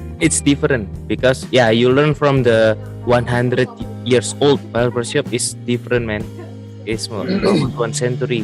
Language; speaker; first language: English; non-native, learner; Indonesian